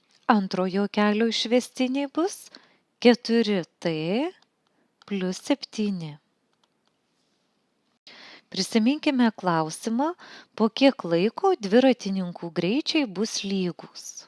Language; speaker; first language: Lithuanian; native; Lithuanian